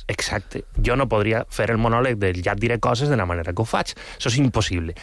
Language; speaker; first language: Catalan; non-native, local second language; Spanish